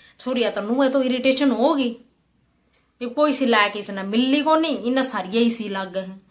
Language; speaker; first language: Hindi; native; Hindi